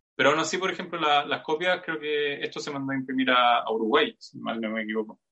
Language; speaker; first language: Spanish; native; Spanish